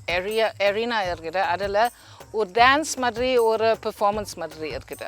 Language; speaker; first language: Tamil; non-native, learner; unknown